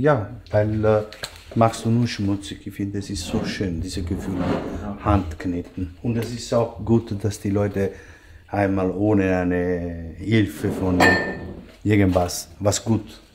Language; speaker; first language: German; non-native, learner; Italian